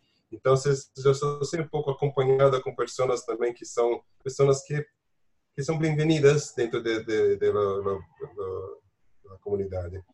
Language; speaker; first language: Spanish; non-native, learner; Portuguese